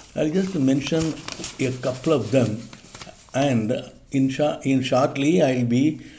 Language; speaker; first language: English; non-native, local second language; Tamil